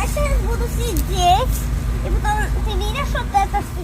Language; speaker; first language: Russian; early bilingual, heritage; Russian